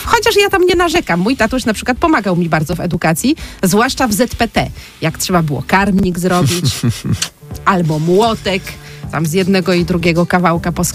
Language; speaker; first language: Polish; native; Polish